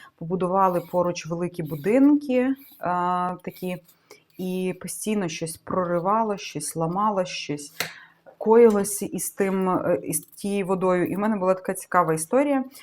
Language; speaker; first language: Ukrainian; non-native, local second language; Russian